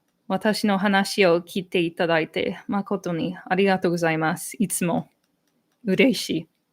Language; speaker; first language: Japanese; non-native, fluent; English